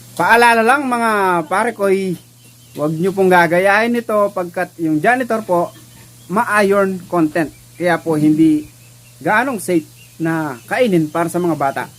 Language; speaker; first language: Filipino; non-native, local second language; Pampanga